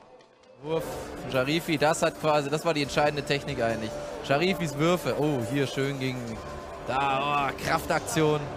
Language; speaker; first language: German; native; German